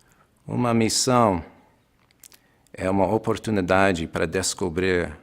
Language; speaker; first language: Portuguese; non-native, fluent; English